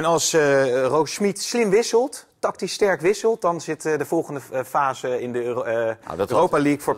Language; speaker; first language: Dutch; native; Dutch